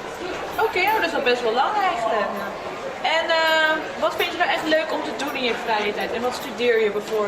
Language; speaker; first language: Dutch; native; Dutch